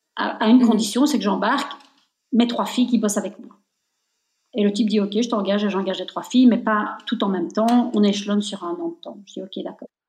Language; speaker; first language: French; native; French